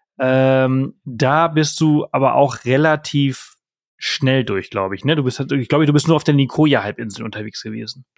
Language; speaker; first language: German; early bilingual, heritage; German